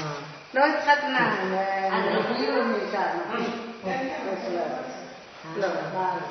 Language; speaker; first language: Hebrew; non-native, fluent; Malayalam